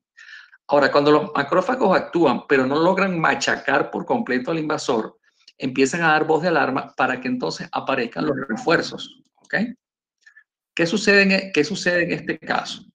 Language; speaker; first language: Spanish; native; Spanish